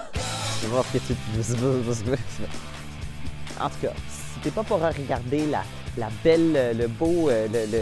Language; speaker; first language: French; native; French